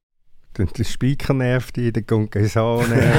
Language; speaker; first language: German; native; German